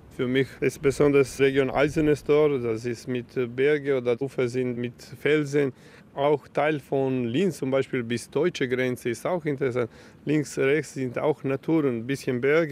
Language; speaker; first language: German; non-native, learner; Serbian